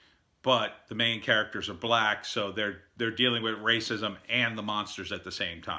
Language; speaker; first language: English; native; English